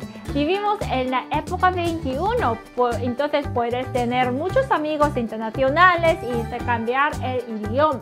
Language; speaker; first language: Spanish; non-native, fluent; Korean